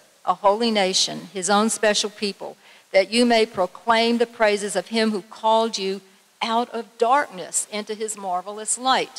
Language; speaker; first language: English; native; English